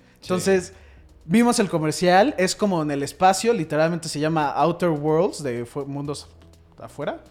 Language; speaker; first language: Spanish; native; Spanish